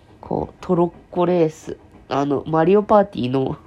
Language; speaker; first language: Japanese; native; Japanese